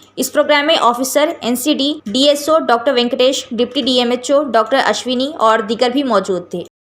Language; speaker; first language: Urdu; native; Urdu